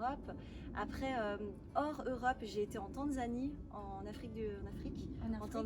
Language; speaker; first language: French; native; French